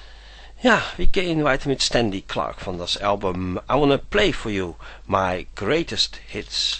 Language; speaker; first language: German; non-native, learner; Dutch